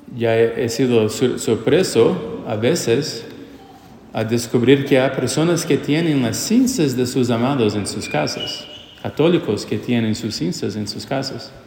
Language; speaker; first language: Spanish; non-native, fluent; Portuguese